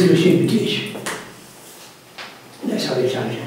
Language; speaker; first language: French; non-native, learner; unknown